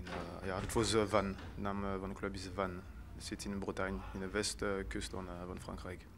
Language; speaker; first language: Dutch; non-native, fluent; French